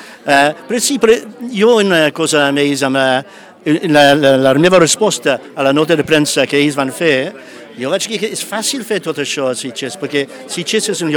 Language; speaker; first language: Catalan; non-native, fluent; English